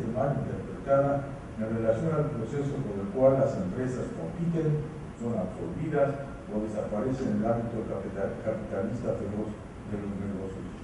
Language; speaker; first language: Spanish; native; Spanish